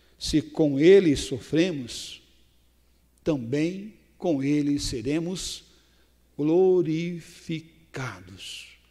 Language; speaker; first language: Portuguese; native; Portuguese